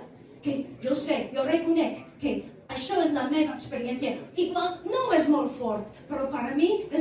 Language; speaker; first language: Catalan; non-native, fluent; English